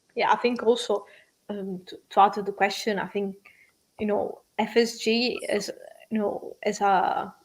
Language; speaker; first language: English; non-native, fluent; Italian